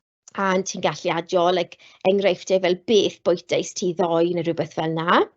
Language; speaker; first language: Welsh; non-native, local second language; English